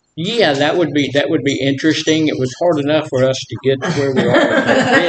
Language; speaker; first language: English; native; English